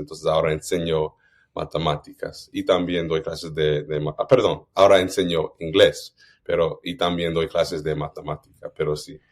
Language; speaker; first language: Spanish; non-native, fluent; English